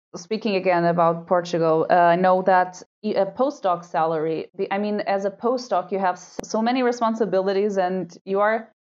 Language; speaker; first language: English; non-native, fluent; Portuguese